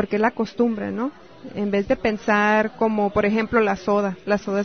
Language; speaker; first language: Spanish; native; Spanish